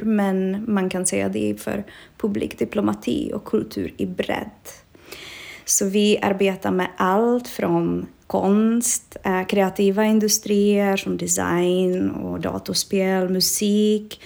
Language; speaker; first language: Swedish; non-native, fluent; Czech